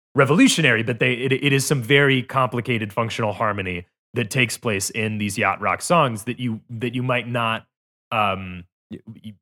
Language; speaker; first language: English; native; English